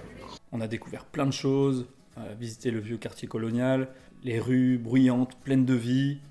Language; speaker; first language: French; native; French